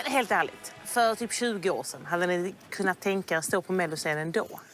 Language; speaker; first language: Swedish; native; Swedish